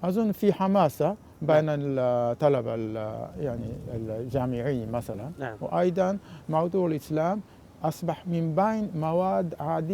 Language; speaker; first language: Arabic; non-native, fluent; Japanese